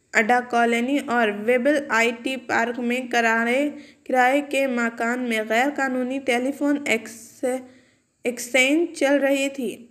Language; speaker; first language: Hindi; non-native, local second language; Urdu